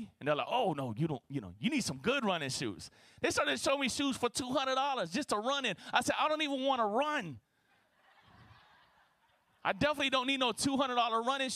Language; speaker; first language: English; native; English